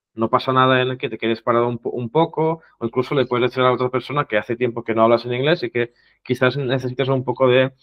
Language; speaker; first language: Spanish; non-native, local second language; Catalan